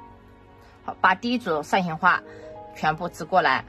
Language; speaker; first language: Chinese; native; Chinese